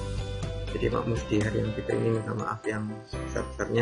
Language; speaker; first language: Indonesian; native; Indonesian